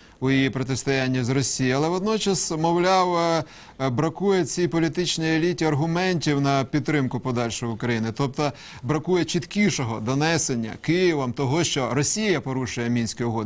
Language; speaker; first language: Ukrainian; native; Ukrainian